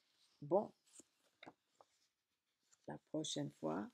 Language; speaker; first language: French; non-native, learner; English